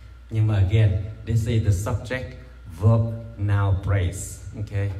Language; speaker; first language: English; non-native, fluent; Vietnamese